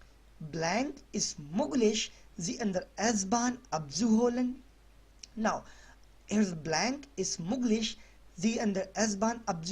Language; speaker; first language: German; non-native, learner; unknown